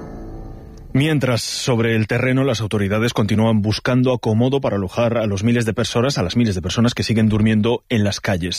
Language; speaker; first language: Spanish; native; Spanish